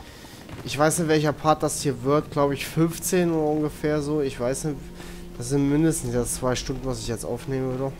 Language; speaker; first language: German; native; German